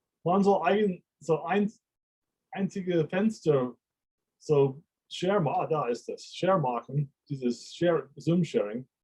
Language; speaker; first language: German; non-native, fluent; English